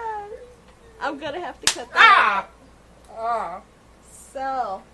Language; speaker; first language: English; native; English